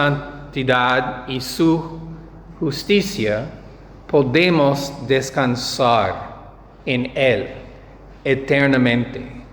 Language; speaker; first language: Spanish; non-native, fluent; English